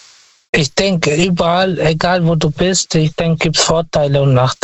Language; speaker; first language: German; non-native, fluent; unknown